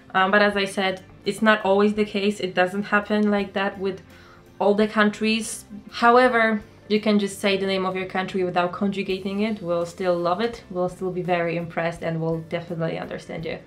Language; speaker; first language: English; non-native, fluent; Polish